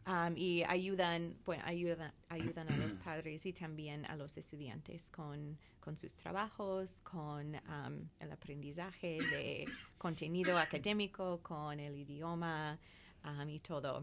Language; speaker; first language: Spanish; non-native, fluent; English